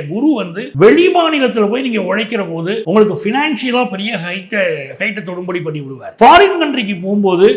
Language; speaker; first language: Tamil; native; Tamil